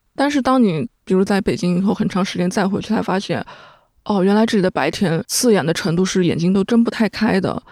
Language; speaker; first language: Chinese; native; Chinese